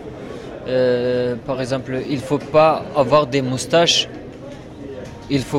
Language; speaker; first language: French; non-native, learner; Uyghur